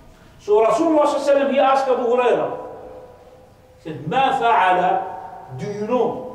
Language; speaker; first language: English; non-native, fluent; Arabic